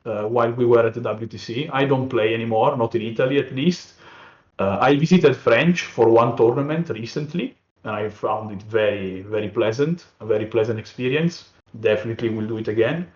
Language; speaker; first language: English; non-native, fluent; Italian